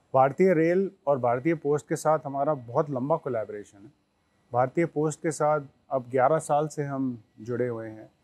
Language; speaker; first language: Hindi; native; Hindi